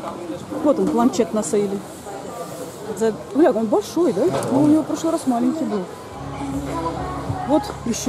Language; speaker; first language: Russian; native; Russian